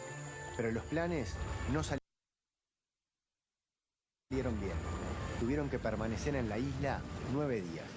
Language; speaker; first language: Spanish; native; Spanish